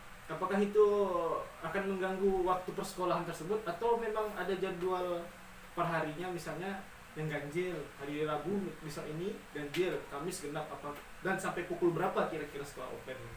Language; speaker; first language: Indonesian; native; Indonesian